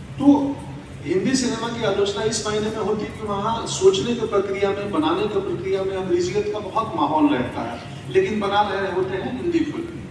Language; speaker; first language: Hindi; native; Hindi